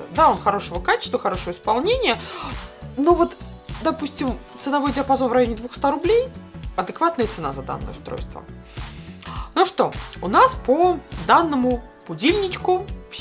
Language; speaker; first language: Russian; native; Russian